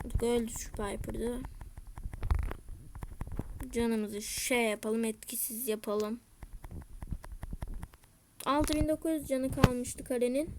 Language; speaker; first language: Turkish; native; Turkish